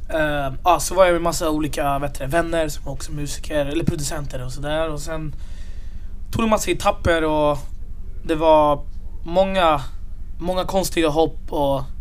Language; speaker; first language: Swedish; early bilingual, other home language; Arabic